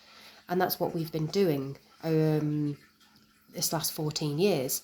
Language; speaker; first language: English; native; English